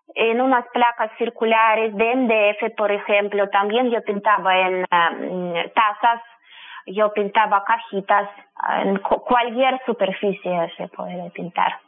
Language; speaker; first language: Spanish; non-native, fluent; Russian